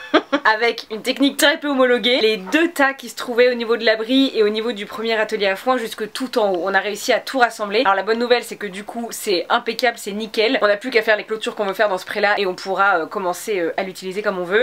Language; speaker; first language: French; native; French